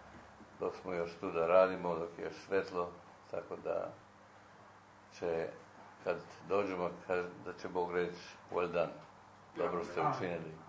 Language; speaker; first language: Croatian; early bilingual, heritage; Croatian